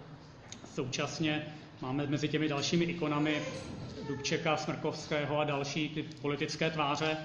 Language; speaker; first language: Czech; native; Czech